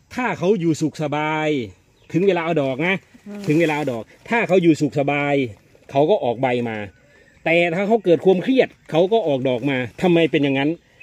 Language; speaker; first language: Thai; native; Thai